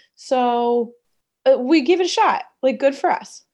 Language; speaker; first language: English; native; English